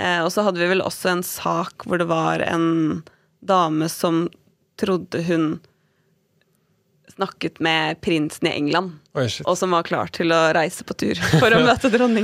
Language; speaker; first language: Norwegian; native; Norwegian